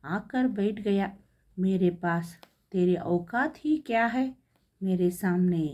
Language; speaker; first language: Hindi; non-native, local second language; Kannada